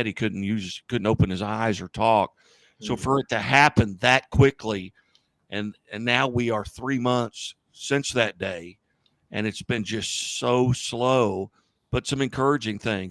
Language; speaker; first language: English; native; English